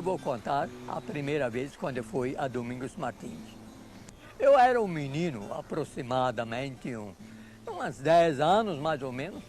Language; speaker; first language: Portuguese; non-native, local second language; Low German